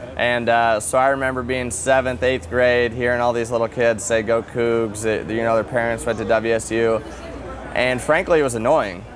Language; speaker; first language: English; native; English